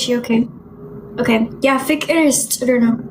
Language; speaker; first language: Amharic; early bilingual, heritage; English